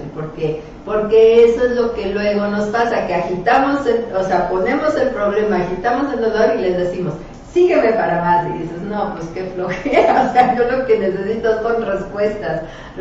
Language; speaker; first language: Spanish; native; Spanish